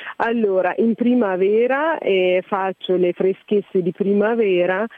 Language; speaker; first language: Italian; non-native, fluent; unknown